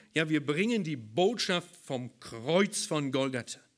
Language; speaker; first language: German; native; German